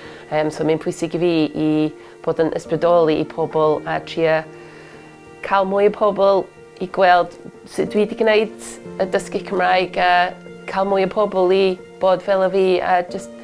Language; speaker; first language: Welsh; non-native, learner; English